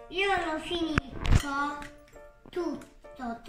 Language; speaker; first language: Italian; early bilingual, other home language; Sinhala